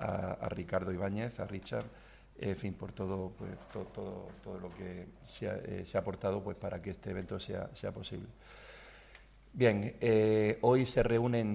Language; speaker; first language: Spanish; native; Spanish